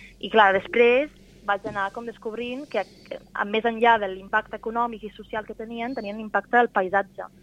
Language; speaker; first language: Catalan; early bilingual, heritage; Catalan